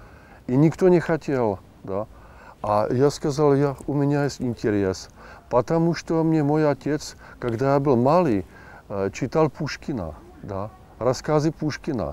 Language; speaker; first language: Russian; non-native, fluent; Czech